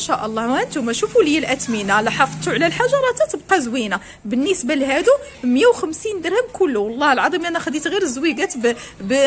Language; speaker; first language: Arabic; native; Arabic